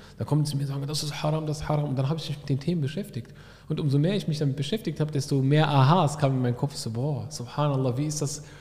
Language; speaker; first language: German; early bilingual, other home language; Arabic